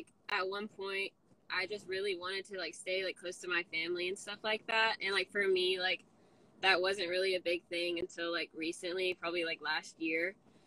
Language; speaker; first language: English; native; English